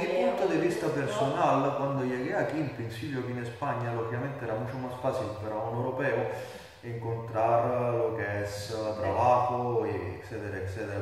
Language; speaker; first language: Spanish; non-native, fluent; Italian